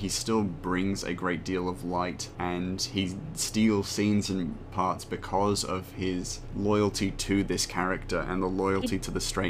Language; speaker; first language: English; native; English